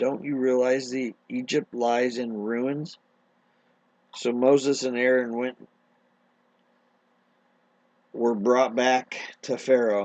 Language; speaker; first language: English; native; English